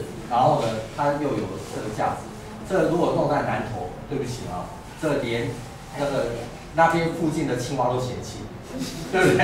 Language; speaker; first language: Chinese; native; Chinese